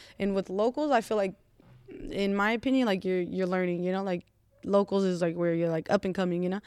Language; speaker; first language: English; native; English